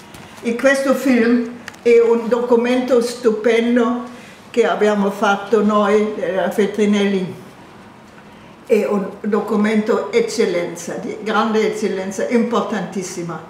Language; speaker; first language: Italian; non-native, fluent; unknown